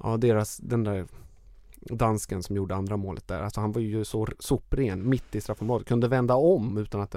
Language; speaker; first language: Swedish; native; Swedish